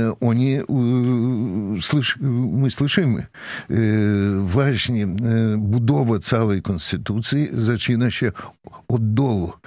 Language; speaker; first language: Polish; non-native, fluent; Russian